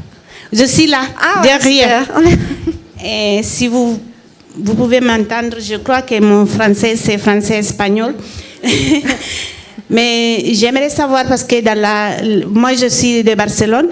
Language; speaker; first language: French; non-native, learner; Spanish